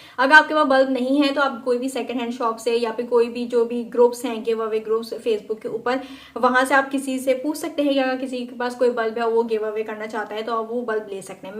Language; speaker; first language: Urdu; native; Urdu